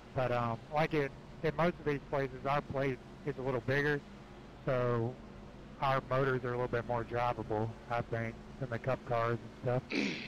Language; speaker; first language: English; native; English